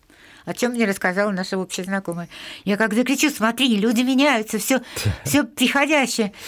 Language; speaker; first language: Russian; native; Russian